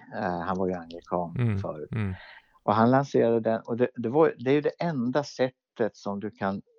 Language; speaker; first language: Swedish; native; Swedish